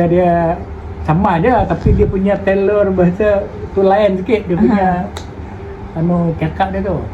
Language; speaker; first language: Malay; non-native, local second language; Banjar